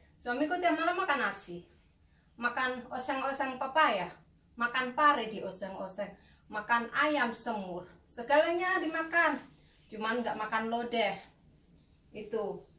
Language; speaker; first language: Indonesian; native; Indonesian